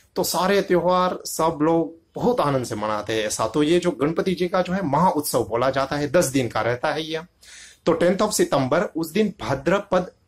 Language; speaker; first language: Hindi; non-native, local second language; Gujarati